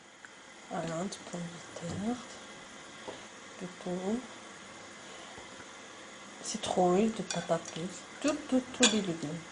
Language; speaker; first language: French; non-native, local second language; Arabic